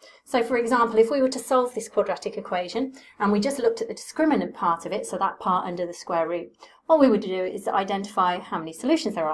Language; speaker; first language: English; native; English